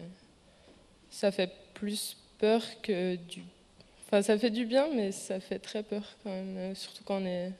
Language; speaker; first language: French; native; French